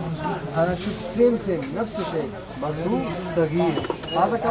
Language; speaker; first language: Arabic; non-native, learner; Urdu